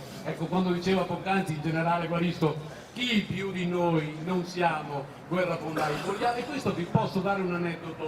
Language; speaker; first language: Italian; native; Italian